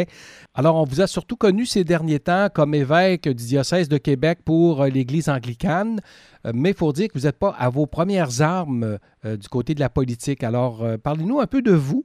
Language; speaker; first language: French; native; French